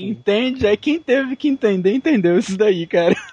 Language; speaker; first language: Portuguese; native; Portuguese